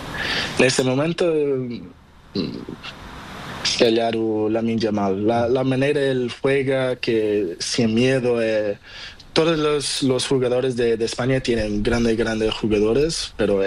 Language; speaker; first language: Spanish; non-native, learner; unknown